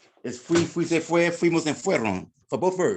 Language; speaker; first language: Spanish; non-native, learner; English